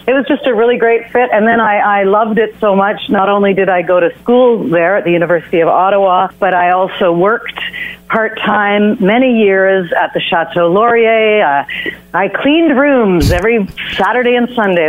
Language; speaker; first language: English; native; English